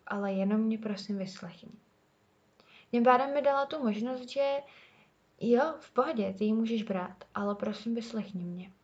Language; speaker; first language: Czech; native; Czech